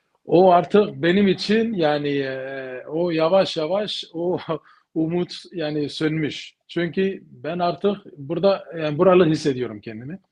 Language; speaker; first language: Turkish; early bilingual, heritage; Kurdish